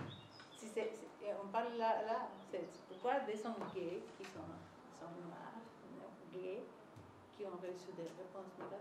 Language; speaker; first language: French; non-native, learner; Spanish